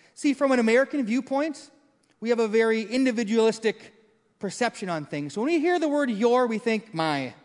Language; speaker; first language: English; native; English